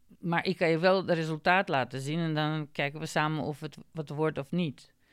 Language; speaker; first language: Dutch; non-native, fluent; Macedonian